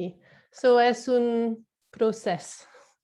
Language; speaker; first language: Spanish; non-native, learner; English